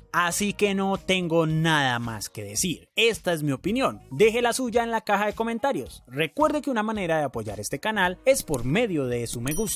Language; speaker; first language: Spanish; native; Spanish